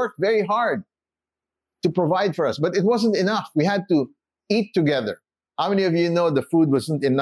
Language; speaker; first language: English; non-native, local second language; Filipino